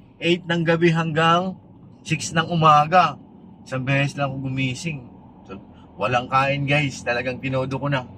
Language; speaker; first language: Filipino; non-native, local second language; Waray